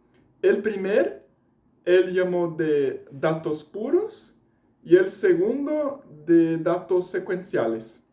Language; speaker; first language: Spanish; non-native, fluent; Portuguese